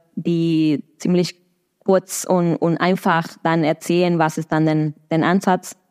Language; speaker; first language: German; non-native, fluent; Spanish